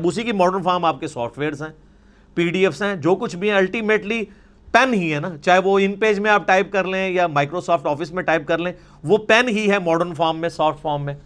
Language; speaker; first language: Urdu; non-native, local second language; Punjabi